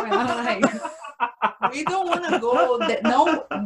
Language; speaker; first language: English; non-native, fluent; Portuguese